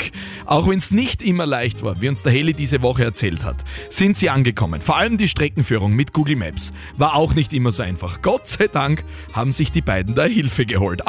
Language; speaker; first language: German; native; German